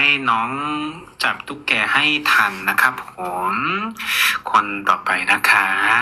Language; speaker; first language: Thai; non-native, fluent; Korean